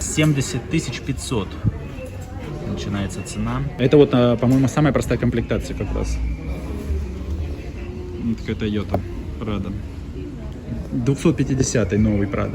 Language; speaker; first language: Russian; native; Russian